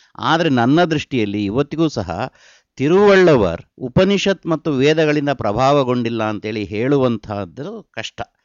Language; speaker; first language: Kannada; native; Kannada